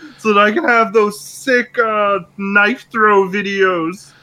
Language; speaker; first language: English; native; English